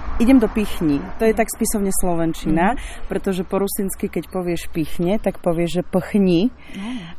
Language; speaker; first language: Slovak; native; Slovak